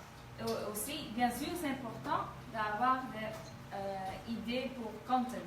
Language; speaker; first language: French; non-native, fluent; Dutch